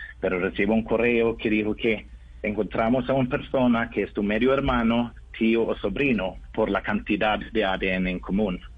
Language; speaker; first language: Spanish; non-native, learner; Norwegian